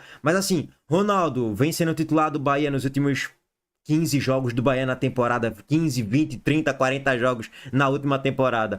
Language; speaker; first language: Portuguese; native; Portuguese